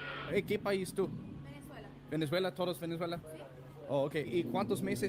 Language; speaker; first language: Spanish; non-native, learner; English